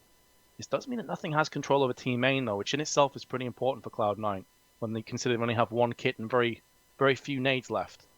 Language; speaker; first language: English; native; English